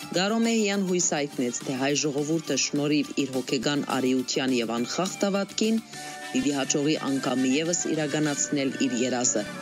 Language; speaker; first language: Armenian; early bilingual, heritage; Armenian